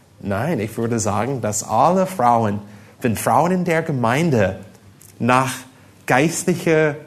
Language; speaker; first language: German; non-native, fluent; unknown